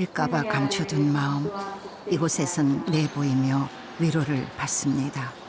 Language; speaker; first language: Korean; native; Korean